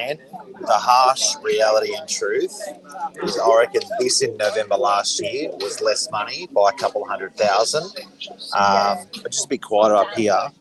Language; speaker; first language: English; native; English